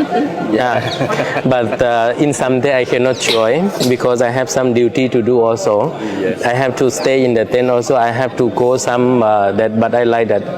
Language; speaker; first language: English; non-native, fluent; Lao